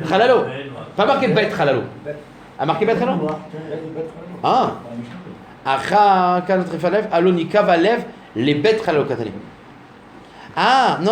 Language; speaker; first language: French; native; French